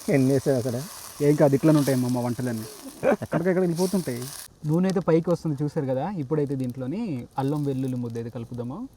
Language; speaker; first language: Telugu; non-native, local second language; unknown